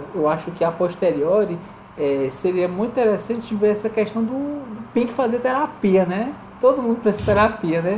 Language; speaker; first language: Portuguese; native; Portuguese